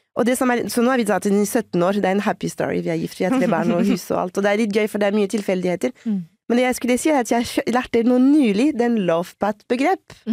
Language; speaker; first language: Norwegian; non-native, fluent; French